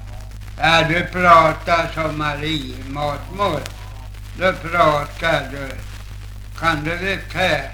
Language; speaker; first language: Swedish; native; Swedish